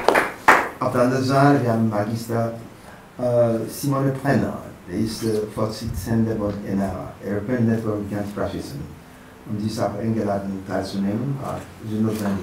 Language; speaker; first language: German; non-native, fluent; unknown